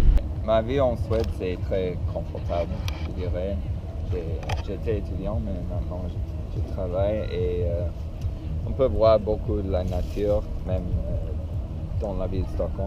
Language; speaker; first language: French; non-native, fluent; English